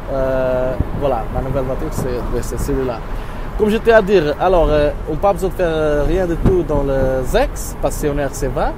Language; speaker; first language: French; non-native, learner; Portuguese